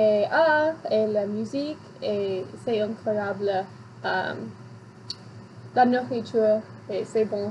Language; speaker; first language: French; non-native, learner; English